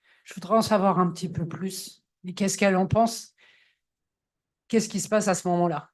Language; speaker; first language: French; native; French